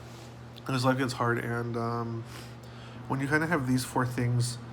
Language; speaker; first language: English; native; English